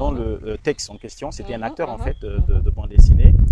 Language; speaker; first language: French; non-native, local second language; Rundi